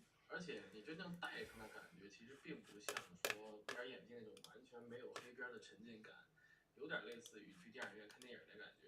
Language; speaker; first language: Chinese; native; Chinese